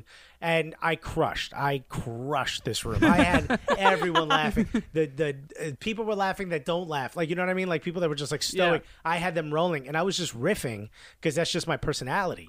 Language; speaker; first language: English; early bilingual, other home language; Spanish